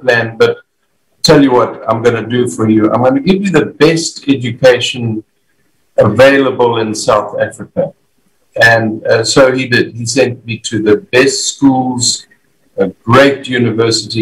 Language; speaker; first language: English; native; English